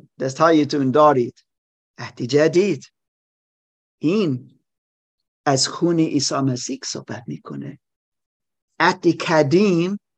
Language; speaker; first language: Persian; non-native, learner; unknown